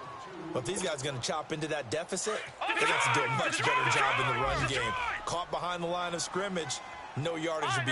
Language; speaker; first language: English; native; English